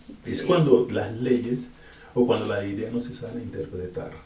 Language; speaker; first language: Spanish; native; Spanish